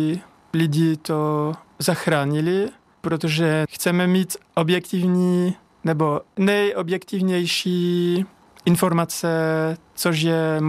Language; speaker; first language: Czech; non-native, learner; French